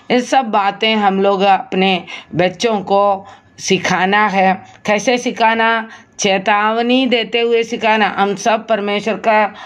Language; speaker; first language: Hindi; non-native, local second language; Malayalam